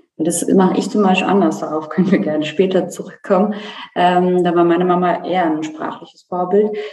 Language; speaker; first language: German; early bilingual, other home language; Turkish